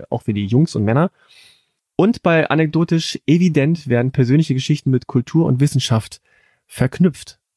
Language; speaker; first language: German; native; German